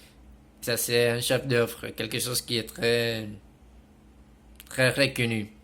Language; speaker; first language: French; non-native, fluent; Spanish